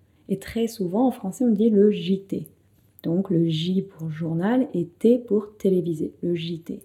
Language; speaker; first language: French; native; French